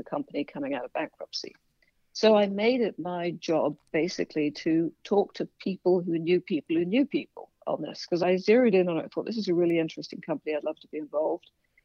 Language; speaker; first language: English; native; English